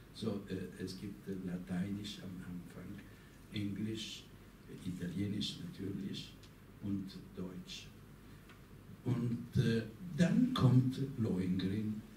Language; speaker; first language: German; non-native, learner; Italian